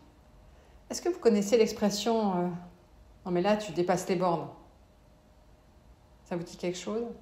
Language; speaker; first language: French; native; French